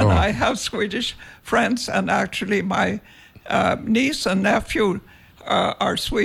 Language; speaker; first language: English; non-native, fluent; Danish